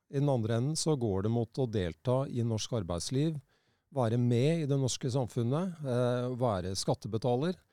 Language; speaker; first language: Norwegian; native; Norwegian